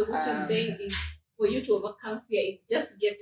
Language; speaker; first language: English; native; English